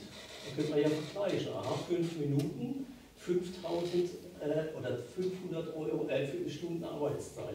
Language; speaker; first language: German; native; German